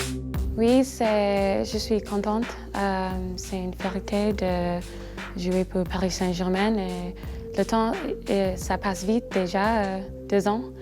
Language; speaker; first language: French; non-native, learner; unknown